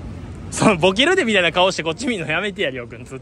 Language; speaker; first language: Japanese; native; Japanese